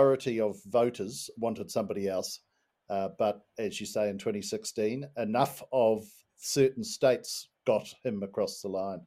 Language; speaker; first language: English; native; English